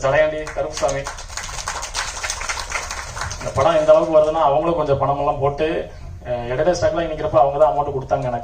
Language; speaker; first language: Tamil; native; Tamil